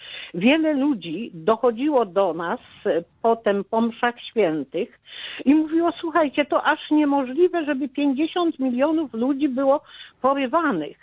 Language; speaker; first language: Polish; native; Polish